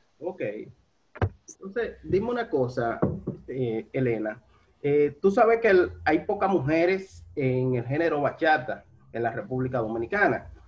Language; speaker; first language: Spanish; native; Spanish